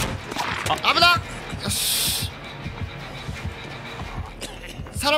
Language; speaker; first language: Japanese; native; Japanese